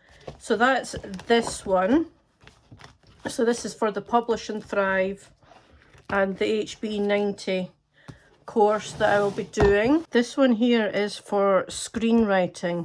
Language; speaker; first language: English; native; English